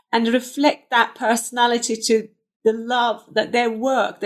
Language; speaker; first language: English; non-native, fluent; Turkish